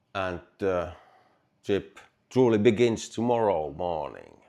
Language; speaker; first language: English; non-native, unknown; Finnish